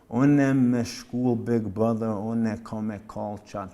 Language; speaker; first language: Albanian; early bilingual, heritage; English